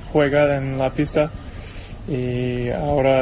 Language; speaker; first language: Spanish; non-native, fluent; English